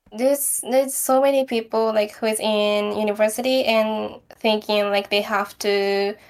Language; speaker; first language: English; non-native, fluent; Japanese